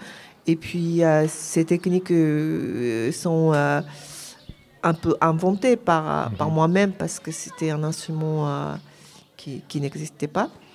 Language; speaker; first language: French; non-native, fluent; Japanese